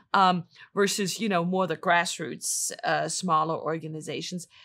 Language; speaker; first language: English; non-native, fluent; German